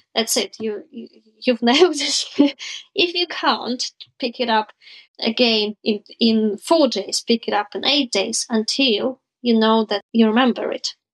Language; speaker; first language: English; non-native, fluent; Ukrainian